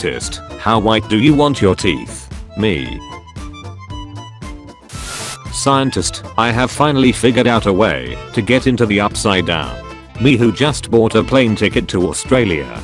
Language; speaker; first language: English; native; English